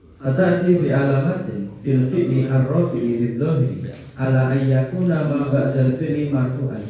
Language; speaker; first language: Arabic; non-native, fluent; Indonesian